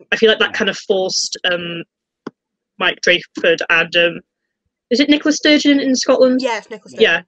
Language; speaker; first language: English; native; English